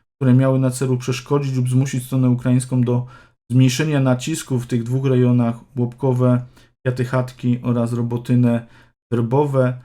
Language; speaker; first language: Polish; native; Polish